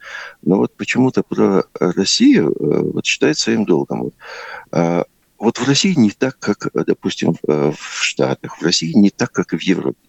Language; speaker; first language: Russian; native; Russian